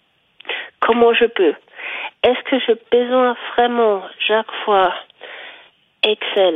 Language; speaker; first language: French; non-native, fluent; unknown